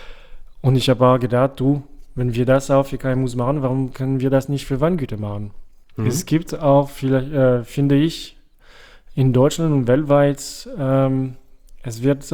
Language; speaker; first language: German; non-native, fluent; French